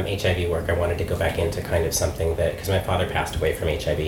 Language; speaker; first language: English; native; English